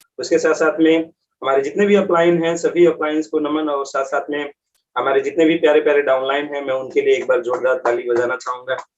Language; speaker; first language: Hindi; native; Hindi